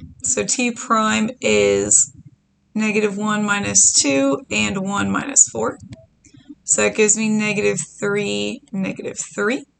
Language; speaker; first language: English; native; English